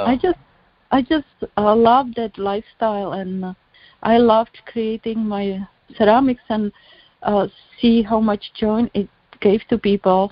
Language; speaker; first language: English; non-native, learner; Czech